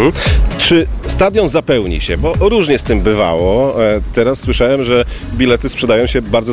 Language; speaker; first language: Polish; native; Polish